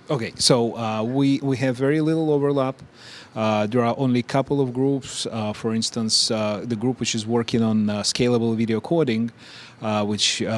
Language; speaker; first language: English; non-native, fluent; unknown